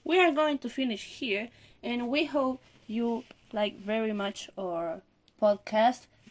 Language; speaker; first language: English; non-native, learner; Spanish